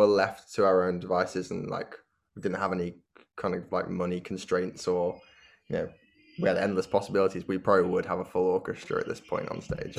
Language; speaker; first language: English; native; English